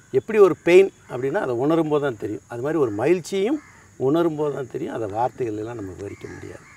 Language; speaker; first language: Tamil; native; Tamil